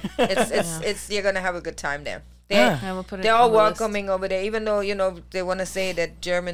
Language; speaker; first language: English; non-native, fluent; German